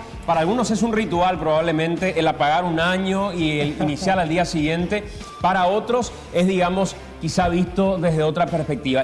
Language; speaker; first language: Spanish; native; Spanish